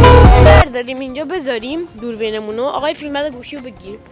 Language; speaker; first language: Persian; native; Persian